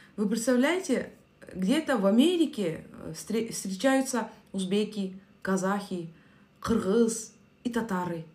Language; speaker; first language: Russian; non-native, local second language; Kazakh